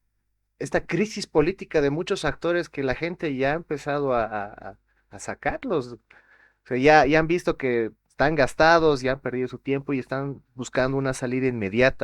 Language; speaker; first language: Spanish; native; Spanish